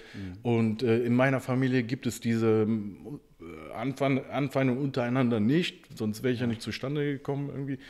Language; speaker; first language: German; native; German